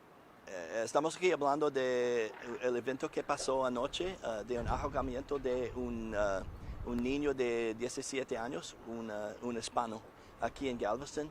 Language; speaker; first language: Spanish; non-native, learner; English